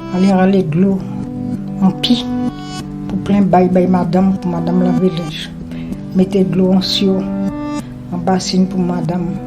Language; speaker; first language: French; non-native, local second language; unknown